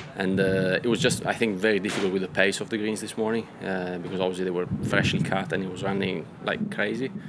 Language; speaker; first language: English; non-native, fluent; Italian